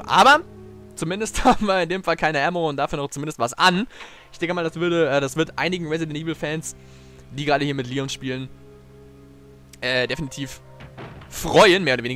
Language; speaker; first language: German; native; German